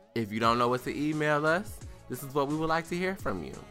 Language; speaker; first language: English; native; English